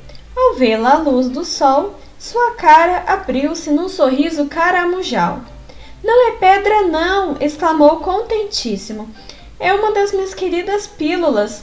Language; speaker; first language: Portuguese; native; Portuguese